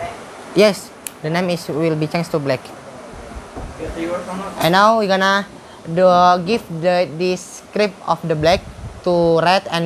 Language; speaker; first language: English; non-native, learner; Indonesian